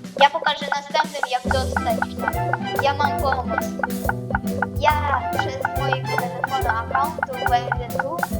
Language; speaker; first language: Polish; non-native, learner; Ukrainian